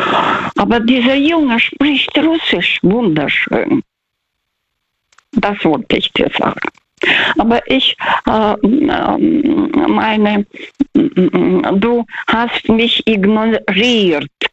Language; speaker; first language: German; non-native, fluent; Russian